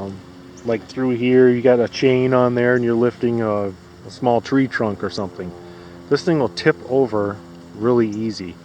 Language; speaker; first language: English; native; English